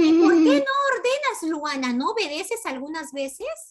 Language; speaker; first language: Spanish; native; Spanish